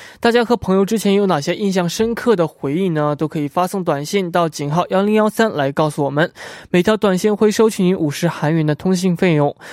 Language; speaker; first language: Chinese; native; Chinese